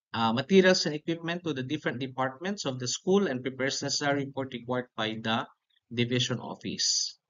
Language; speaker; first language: English; non-native, local second language; Filipino